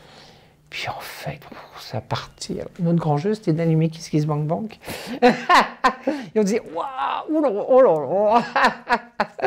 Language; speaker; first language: French; native; French